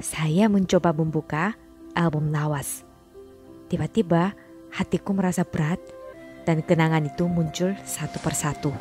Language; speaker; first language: Indonesian; non-native, fluent; Korean